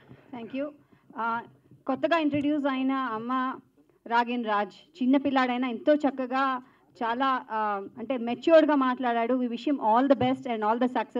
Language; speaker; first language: Telugu; native; Telugu